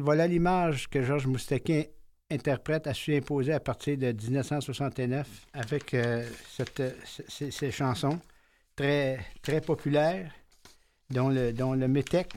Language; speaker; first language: French; native; French